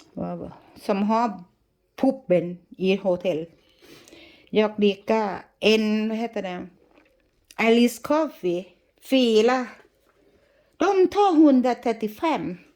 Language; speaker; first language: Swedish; non-native, learner; Thai